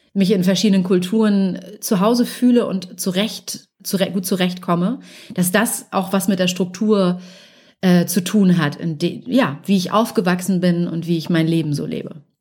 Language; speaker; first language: German; native; German